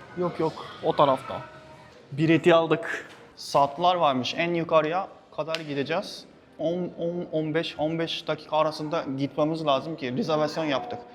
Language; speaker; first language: Turkish; non-native, fluent; Japanese